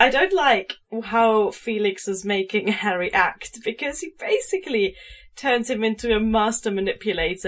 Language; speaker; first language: English; non-native, fluent; German